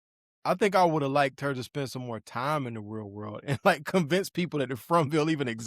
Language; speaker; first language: English; native; English